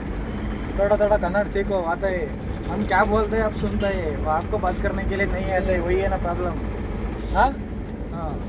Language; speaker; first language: Hindi; non-native, local second language; Kannada